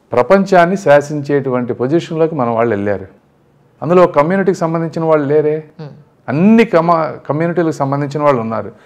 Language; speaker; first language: Telugu; native; Telugu